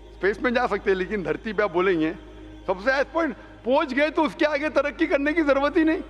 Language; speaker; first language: Hindi; non-native, local second language; Konkani